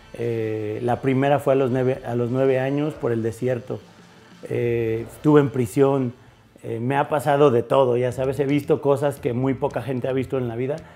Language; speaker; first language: Spanish; native; Spanish